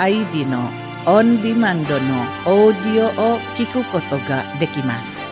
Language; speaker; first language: Japanese; non-native, fluent; Indonesian